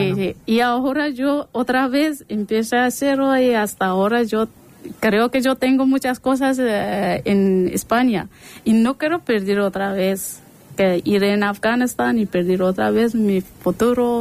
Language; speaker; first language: Spanish; non-native, learner; Persian